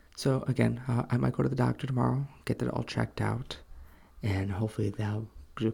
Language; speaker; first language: English; native; English